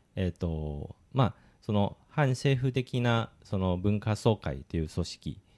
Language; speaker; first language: Japanese; non-native, fluent; Chinese